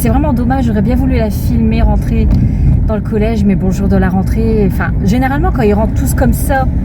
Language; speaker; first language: French; native; French